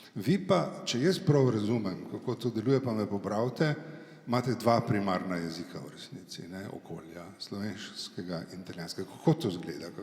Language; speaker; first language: Slovenian; native; Slovenian